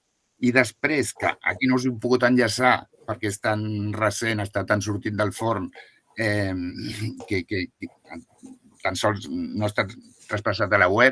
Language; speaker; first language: Catalan; native; Catalan